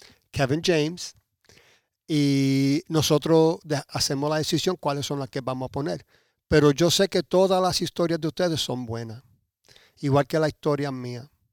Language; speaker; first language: Spanish; early bilingual, heritage; Spanish